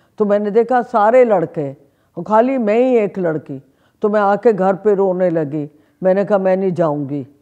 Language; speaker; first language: Hindi; native; Hindi